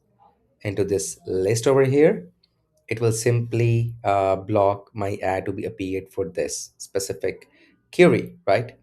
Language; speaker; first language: English; non-native, local second language; Urdu